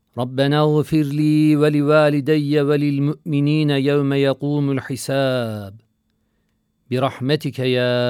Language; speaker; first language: Arabic; non-native, learner; Turkish